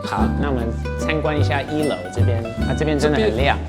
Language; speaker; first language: Chinese; non-native, fluent; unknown